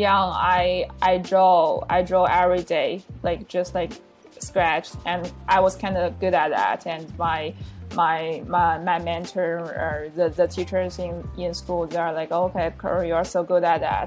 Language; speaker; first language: English; non-native, fluent; Chinese